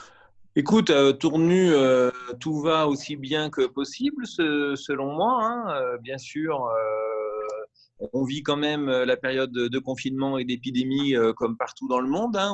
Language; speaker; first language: French; native; French